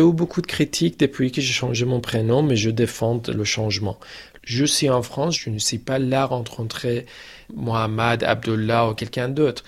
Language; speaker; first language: French; non-native, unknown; Persian